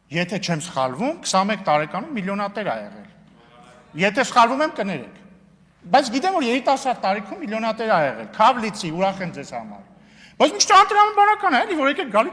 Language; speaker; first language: Armenian; native; Armenian